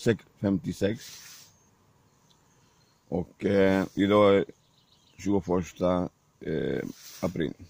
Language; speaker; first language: Swedish; non-native, learner; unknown